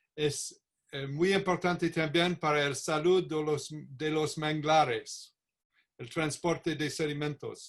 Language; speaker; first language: Spanish; non-native, learner; English